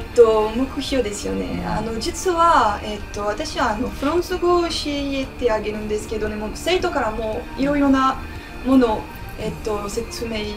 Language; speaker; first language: Japanese; non-native, learner; French